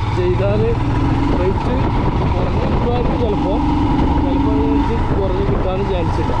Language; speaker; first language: Malayalam; native; Malayalam